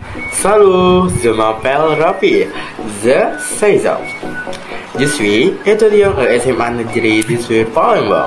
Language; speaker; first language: French; non-native, learner; Indonesian